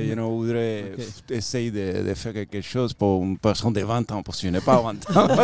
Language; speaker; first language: French; non-native, fluent; Spanish